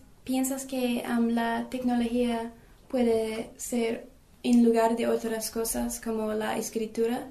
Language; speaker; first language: Spanish; non-native, learner; English